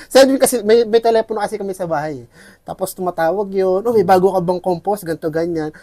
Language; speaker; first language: Filipino; non-native, local second language; Waray